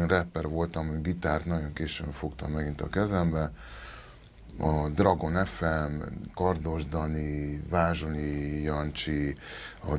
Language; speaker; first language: Hungarian; non-native, local second language; Spanish